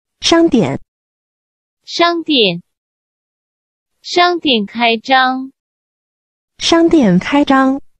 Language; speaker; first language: Chinese; non-native, learner; Urdu